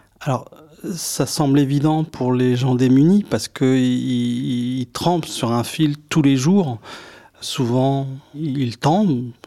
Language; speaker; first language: French; early bilingual, other home language; Arabic